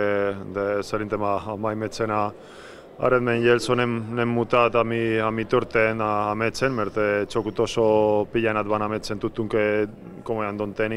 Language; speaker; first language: Hungarian; non-native, learner; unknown